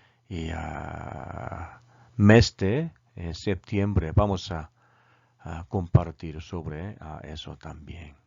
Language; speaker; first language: Spanish; non-native, learner; Korean